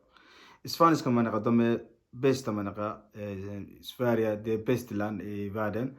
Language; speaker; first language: Swedish; non-native, learner; Somali